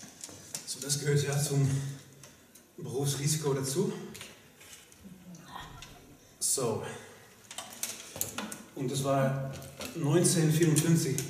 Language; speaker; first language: German; native; German